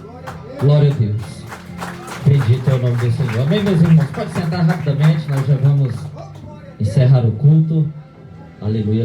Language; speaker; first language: Portuguese; native; Portuguese